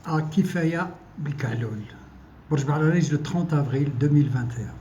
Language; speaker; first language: French; non-native, local second language; Arabic